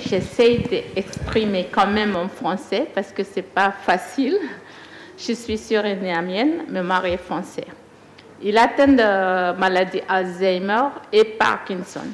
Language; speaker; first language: French; non-native, learner; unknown